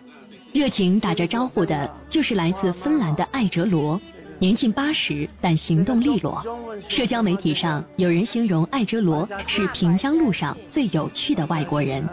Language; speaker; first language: Chinese; native; Chinese